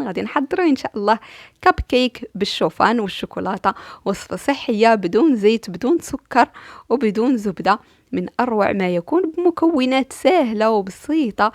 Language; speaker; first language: Arabic; native; Arabic